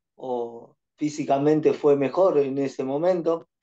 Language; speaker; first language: Spanish; native; Spanish